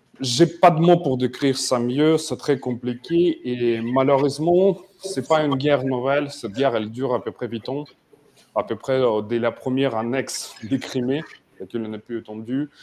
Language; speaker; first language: French; non-native, fluent; Russian